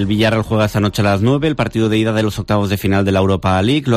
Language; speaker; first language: Spanish; native; Spanish